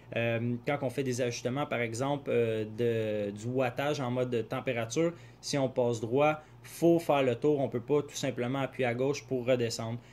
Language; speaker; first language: French; native; French